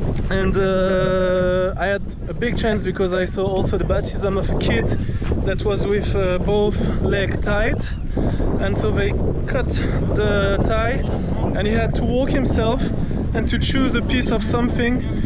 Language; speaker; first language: English; non-native, fluent; French